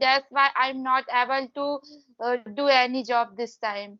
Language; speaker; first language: English; non-native, learner; Hindi